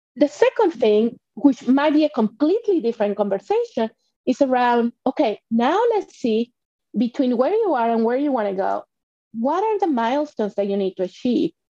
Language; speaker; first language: English; non-native, fluent; Spanish